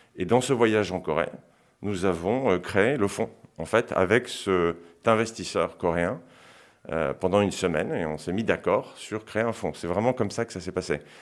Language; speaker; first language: French; early bilingual, other home language; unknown